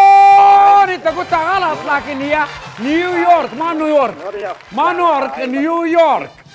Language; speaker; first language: Arabic; native; Arabic